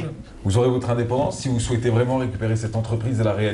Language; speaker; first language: French; non-native, local second language; Arabic